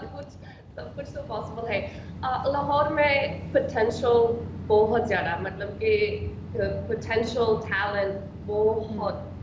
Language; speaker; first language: Hindi; non-native, learner; English